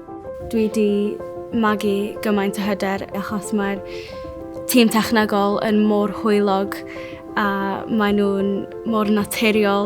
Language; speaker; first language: Welsh; non-native, local second language; English